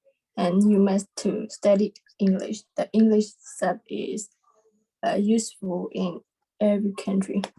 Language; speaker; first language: English; non-native, learner; Burmese